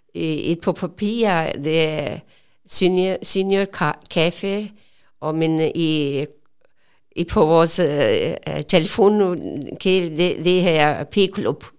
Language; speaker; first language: Danish; non-native, learner; Urdu